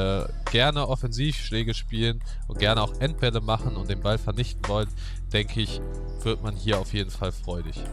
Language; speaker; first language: German; native; German